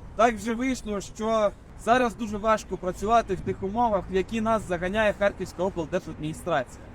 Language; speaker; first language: Ukrainian; non-native, local second language; Russian